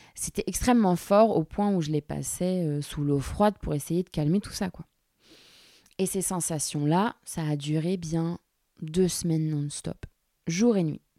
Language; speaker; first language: French; native; French